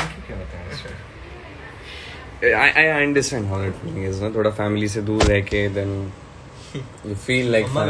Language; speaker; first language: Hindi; non-native, local second language; Marathi